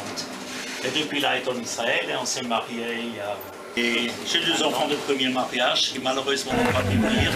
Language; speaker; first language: French; native; French